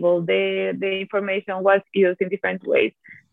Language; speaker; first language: English; non-native, fluent; Italian